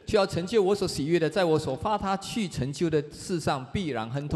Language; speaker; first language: Chinese; native; Chinese